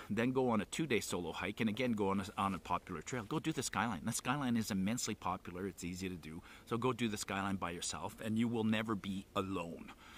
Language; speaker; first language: English; non-native, local second language; French